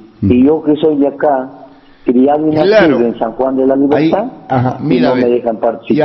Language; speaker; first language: Spanish; native; Spanish